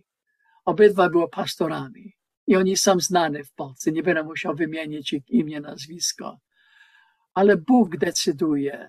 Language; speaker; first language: Polish; non-native, learner; English